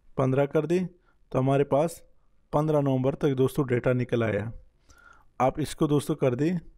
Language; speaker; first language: Urdu; non-native, local second language; Punjabi